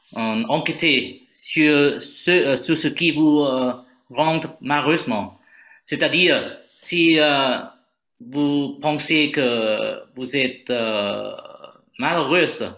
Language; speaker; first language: French; non-native, learner; Vietnamese